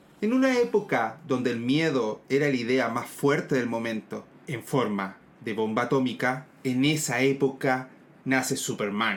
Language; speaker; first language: Spanish; native; Spanish